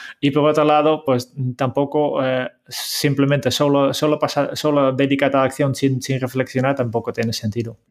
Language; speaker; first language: Spanish; non-native, fluent; Dutch